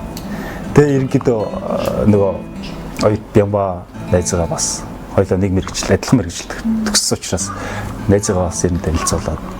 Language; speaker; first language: Mongolian; native; Mongolian